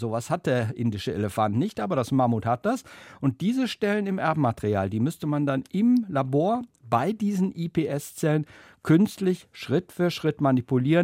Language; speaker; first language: German; native; German